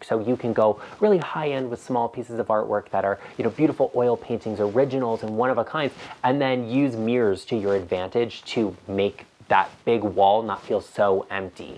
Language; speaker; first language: English; native; English